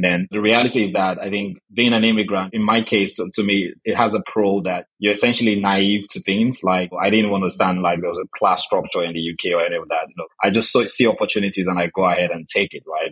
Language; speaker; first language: English; non-native, local second language; Yoruba